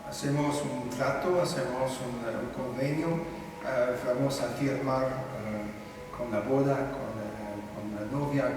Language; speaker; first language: Spanish; non-native, fluent; French